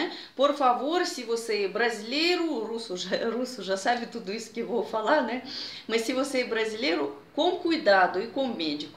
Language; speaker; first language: Portuguese; non-native, fluent; Russian